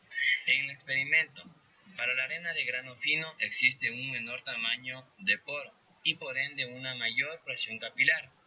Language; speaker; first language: Spanish; native; Spanish